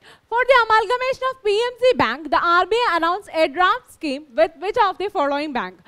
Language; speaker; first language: English; non-native, local second language; Malayalam